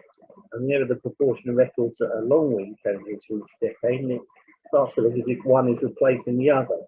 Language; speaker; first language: English; native; English